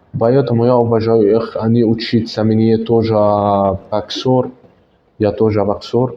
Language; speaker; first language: Russian; non-native, learner; Arabic